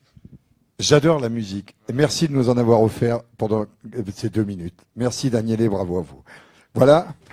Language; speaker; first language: French; native; French